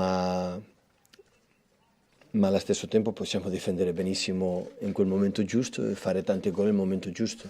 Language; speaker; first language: Italian; non-native, fluent; Catalan